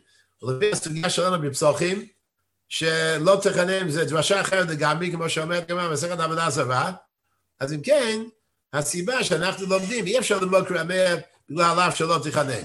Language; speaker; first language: Hebrew; non-native, fluent; English